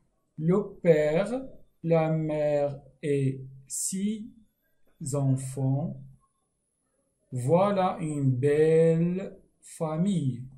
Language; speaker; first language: French; non-native, fluent; Arabic